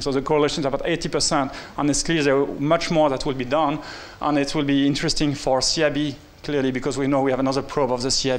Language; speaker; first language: English; non-native, fluent; French